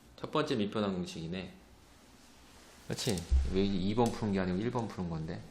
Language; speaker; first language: Korean; native; Korean